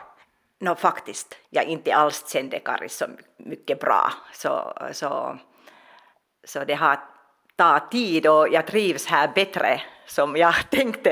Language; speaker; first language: Swedish; non-native, local second language; Finnish